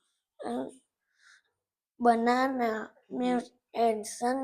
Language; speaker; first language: English; non-native, learner; Vietnamese